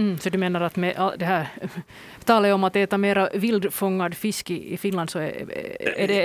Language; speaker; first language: Swedish; native; Swedish